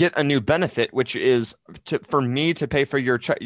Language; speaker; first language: English; native; English